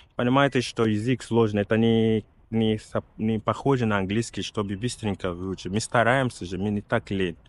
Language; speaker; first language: Russian; non-native, fluent; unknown